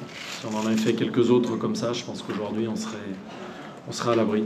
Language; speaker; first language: French; native; French